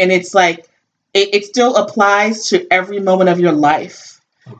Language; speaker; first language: English; native; English